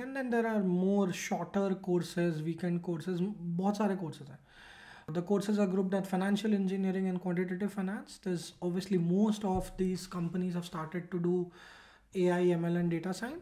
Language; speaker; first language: English; non-native, local second language; Hindi